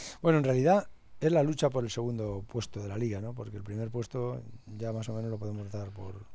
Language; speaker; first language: Spanish; native; Spanish